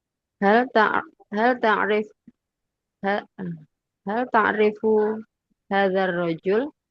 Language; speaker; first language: Arabic; non-native, learner; Indonesian